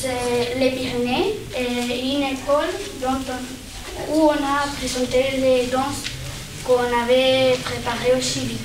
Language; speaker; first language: French; non-native, fluent; Spanish